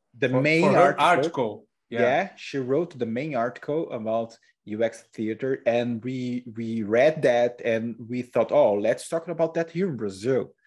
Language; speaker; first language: English; non-native, learner; Portuguese